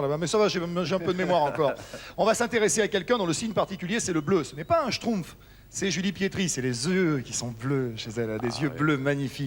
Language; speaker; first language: French; native; French